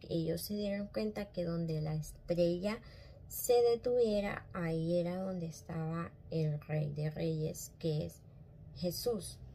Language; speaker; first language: Spanish; native; Spanish